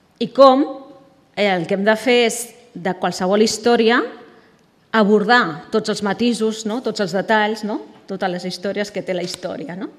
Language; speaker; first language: Catalan; native; Catalan